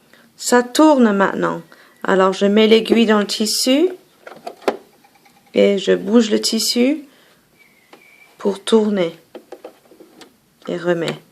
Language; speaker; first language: French; non-native, fluent; English